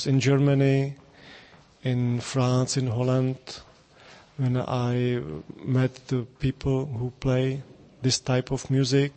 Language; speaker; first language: English; non-native, learner; Czech